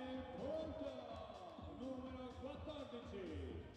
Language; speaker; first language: Italian; native; Italian